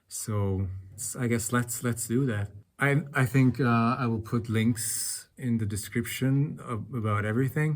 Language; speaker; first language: English; non-native, fluent; Hungarian